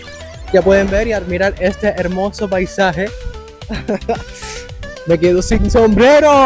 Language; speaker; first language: Spanish; native; Spanish